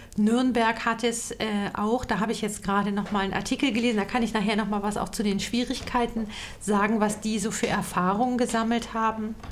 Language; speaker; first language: German; native; German